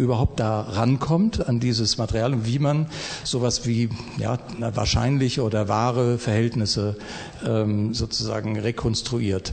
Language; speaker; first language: German; native; German